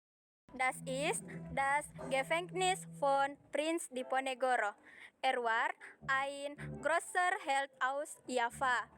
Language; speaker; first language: German; non-native, learner; Indonesian